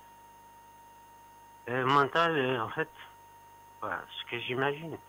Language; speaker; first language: French; non-native, fluent; Persian